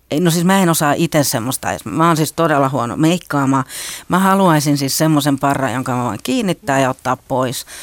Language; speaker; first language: Finnish; native; Finnish